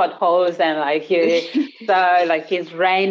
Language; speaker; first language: English; non-native, local second language; Acoli